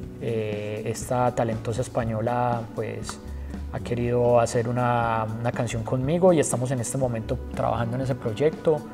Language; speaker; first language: Spanish; native; Spanish